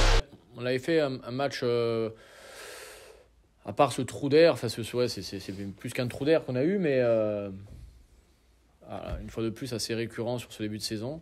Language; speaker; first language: French; native; French